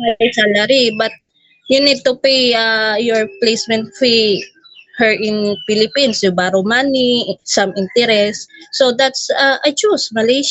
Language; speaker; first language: English; non-native, local second language; Filipino